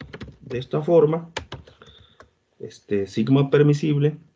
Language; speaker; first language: Spanish; native; Spanish